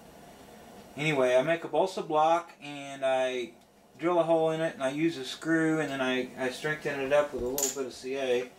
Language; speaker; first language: English; native; English